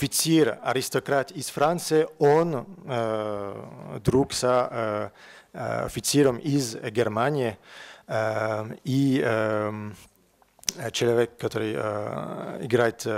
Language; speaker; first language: Russian; non-native, learner; French